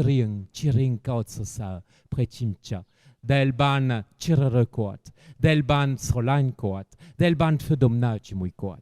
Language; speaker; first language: Khmer; non-native, fluent; French